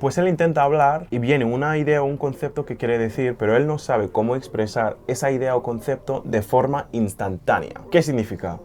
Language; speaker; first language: Spanish; non-native, fluent; English